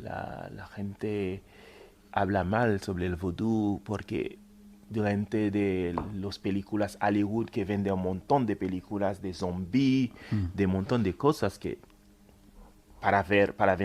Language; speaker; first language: Spanish; non-native, fluent; Haitian Creole